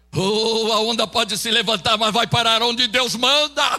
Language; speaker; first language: Portuguese; native; Portuguese